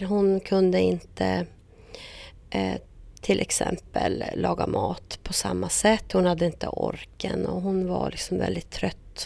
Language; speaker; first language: Swedish; native; Swedish